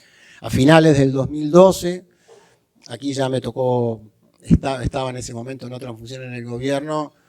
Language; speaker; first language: Spanish; native; Spanish